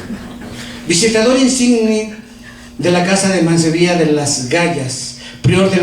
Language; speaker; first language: Spanish; native; Spanish